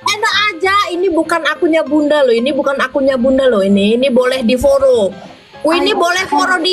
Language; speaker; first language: Indonesian; native; Indonesian